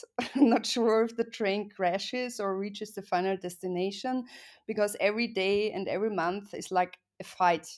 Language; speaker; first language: English; non-native, fluent; German